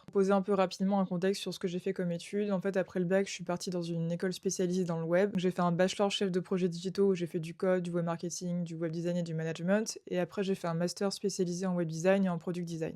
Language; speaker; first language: French; native; French